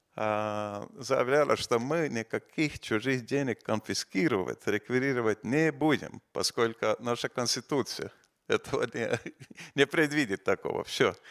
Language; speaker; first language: Russian; non-native, fluent; Estonian